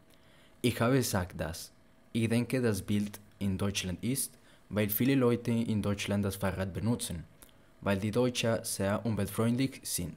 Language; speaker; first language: German; non-native, learner; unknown